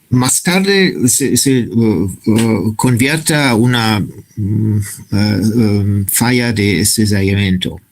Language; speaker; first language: Spanish; non-native, fluent; German